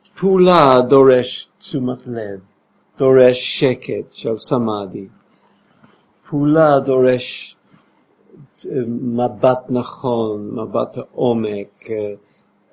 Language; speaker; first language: Hebrew; non-native, fluent; English